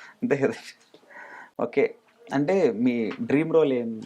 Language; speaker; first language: Telugu; native; Telugu